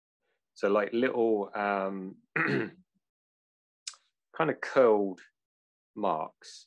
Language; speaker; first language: English; native; English